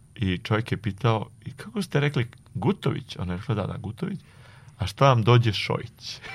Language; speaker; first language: Serbian; native; Serbian